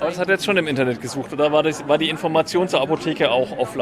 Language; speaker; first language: German; native; German